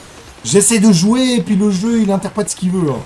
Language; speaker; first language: French; native; French